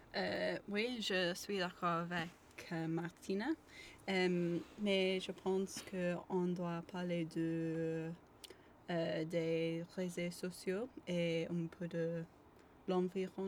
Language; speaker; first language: French; non-native, learner; English